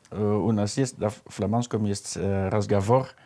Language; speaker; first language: Russian; non-native, learner; Dutch